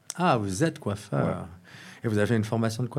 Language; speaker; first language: French; native; French